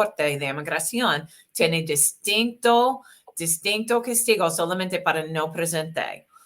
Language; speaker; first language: Spanish; non-native, learner; English